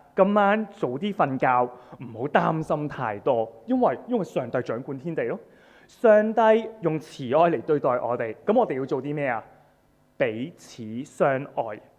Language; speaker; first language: Cantonese; native; Cantonese